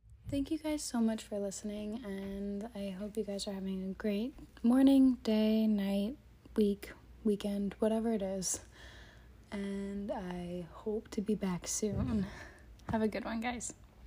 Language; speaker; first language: English; native; English